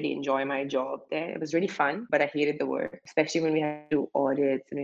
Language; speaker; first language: English; non-native, local second language; Urdu